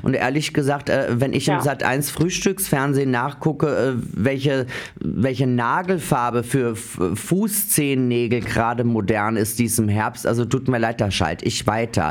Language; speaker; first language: German; native; German